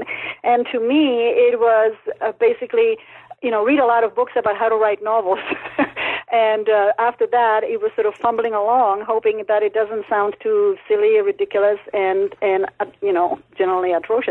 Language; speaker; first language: English; non-native, fluent; Czech